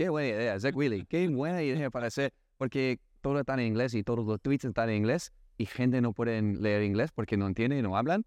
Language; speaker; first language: Spanish; non-native, learner; English